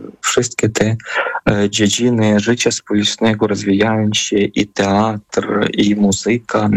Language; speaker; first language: Polish; non-native, fluent; Ukrainian